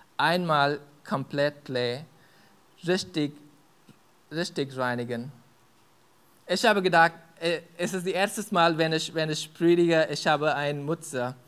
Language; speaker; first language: German; non-native, fluent; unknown